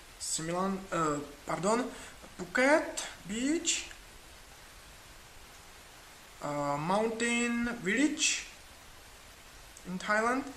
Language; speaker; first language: English; non-native, learner; Czech